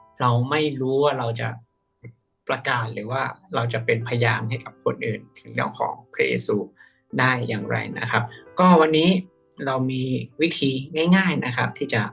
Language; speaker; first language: Thai; native; Thai